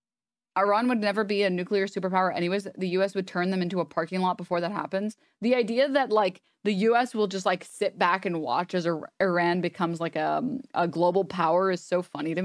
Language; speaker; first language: English; native; English